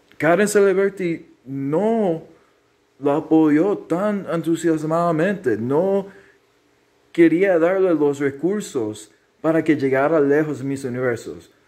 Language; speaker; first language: Spanish; early bilingual, heritage; Spanish